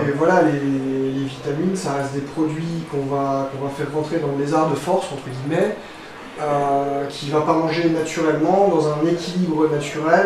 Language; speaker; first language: French; native; French